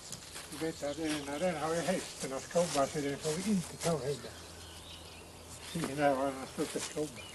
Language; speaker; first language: Swedish; native; Swedish